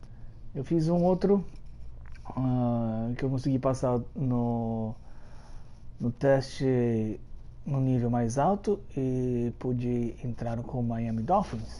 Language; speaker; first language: Portuguese; early bilingual, heritage; Portuguese